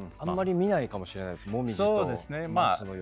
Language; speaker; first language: Japanese; native; Japanese